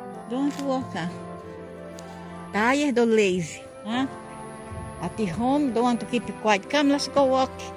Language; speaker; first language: English; non-native, learner; Portuguese